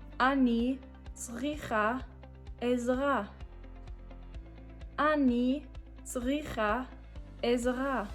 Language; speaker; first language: Hebrew; non-native, fluent; English